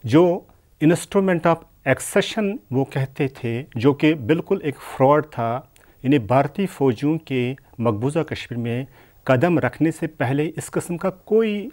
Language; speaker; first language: Urdu; non-native, local second language; Kashmiri